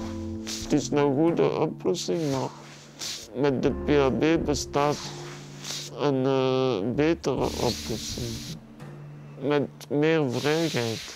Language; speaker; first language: Dutch; non-native, learner; French